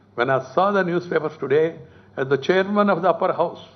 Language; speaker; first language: English; non-native, local second language; Telugu